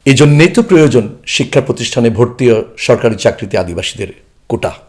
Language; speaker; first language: Bangla; non-native, local second language; Chakma